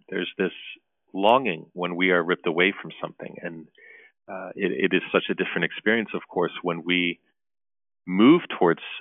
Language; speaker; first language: English; early bilingual, other home language; Turkish